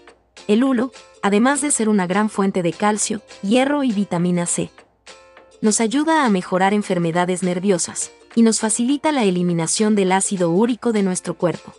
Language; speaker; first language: Spanish; native; Spanish